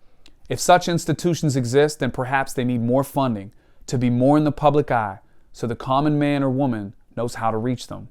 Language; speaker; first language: English; native; English